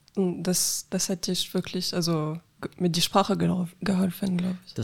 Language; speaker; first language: German; non-native, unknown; French